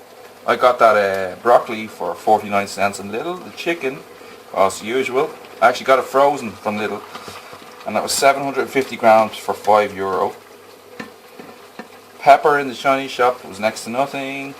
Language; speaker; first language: English; native; English